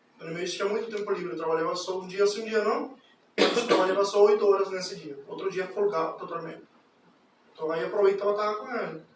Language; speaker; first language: Portuguese; non-native, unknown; Spanish